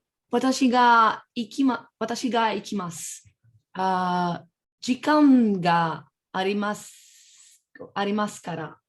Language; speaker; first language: Japanese; non-native, learner; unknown